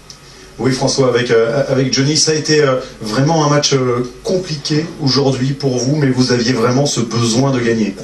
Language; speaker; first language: French; native; French